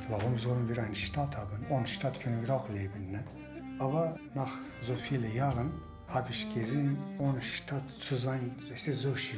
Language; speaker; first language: German; non-native, fluent; Kurdish